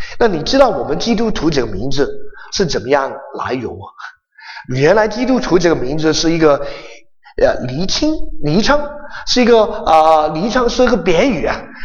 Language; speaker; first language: Chinese; non-native, local second language; Cantonese